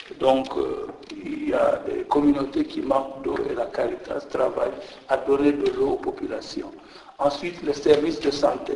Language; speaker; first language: French; non-native, local second language; Jola-Fonyi